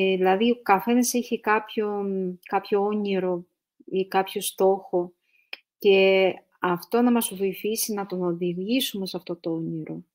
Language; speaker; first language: Greek; non-native, fluent; Russian